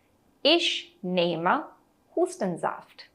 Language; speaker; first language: German; non-native, fluent; Hindi